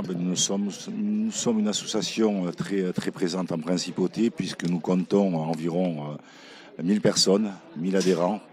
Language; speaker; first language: French; native; French